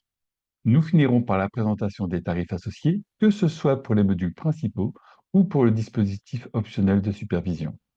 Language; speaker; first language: French; native; French